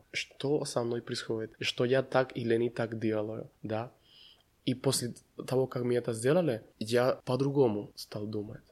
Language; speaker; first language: Russian; non-native, fluent; Spanish